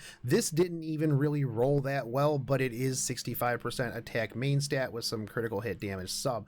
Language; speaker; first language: English; native; English